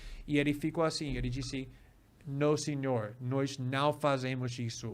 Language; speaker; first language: Portuguese; non-native, fluent; English